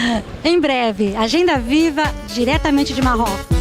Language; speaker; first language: Portuguese; native; Portuguese